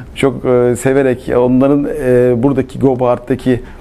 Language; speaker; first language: Turkish; native; Turkish